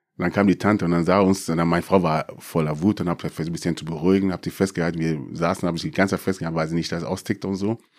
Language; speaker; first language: German; early bilingual, other home language; Akan